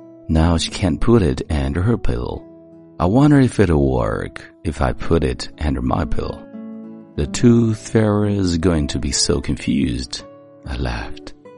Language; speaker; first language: English; non-native, fluent; Chinese